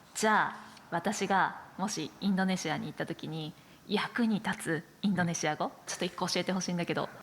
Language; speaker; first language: Japanese; native; Japanese